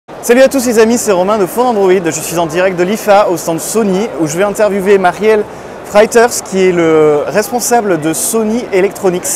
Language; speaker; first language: French; native; French